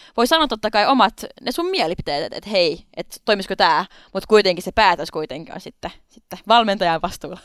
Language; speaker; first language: Finnish; non-native, local second language; Swedish